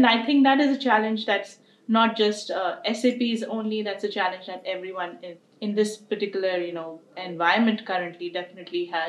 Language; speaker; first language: English; non-native, local second language; Hindi